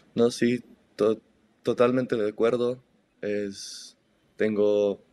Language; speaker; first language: Spanish; early bilingual, heritage; Spanish